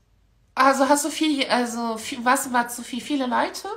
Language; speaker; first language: German; native; German